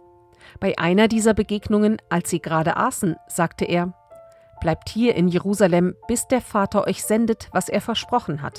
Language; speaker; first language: German; native; German